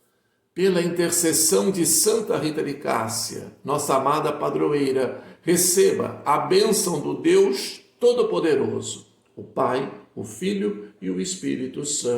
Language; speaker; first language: Portuguese; native; Portuguese